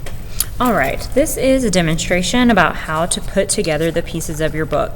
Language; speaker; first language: English; native; English